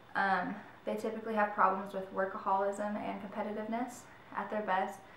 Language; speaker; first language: English; native; English